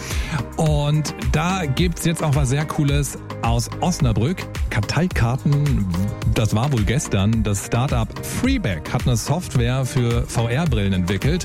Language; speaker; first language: German; native; German